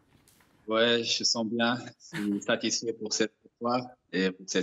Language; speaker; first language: French; non-native, fluent; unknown